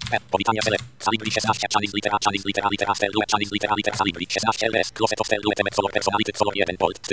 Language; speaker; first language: Polish; native; Polish